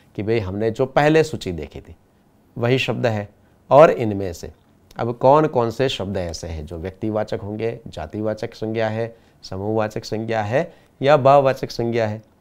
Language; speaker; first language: Hindi; non-native, local second language; Gujarati